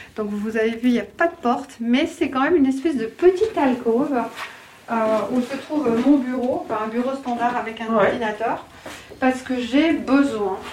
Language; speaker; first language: French; native; French